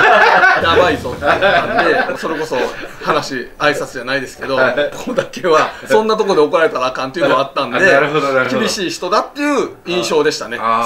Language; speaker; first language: Japanese; native; Japanese